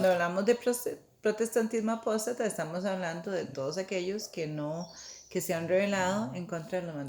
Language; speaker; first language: Spanish; native; Spanish